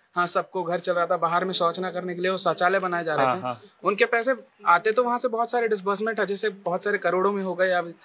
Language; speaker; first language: Hindi; native; Hindi